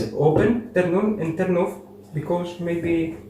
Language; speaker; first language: English; non-native, learner; Greek